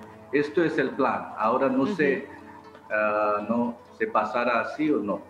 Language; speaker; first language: Spanish; non-native, fluent; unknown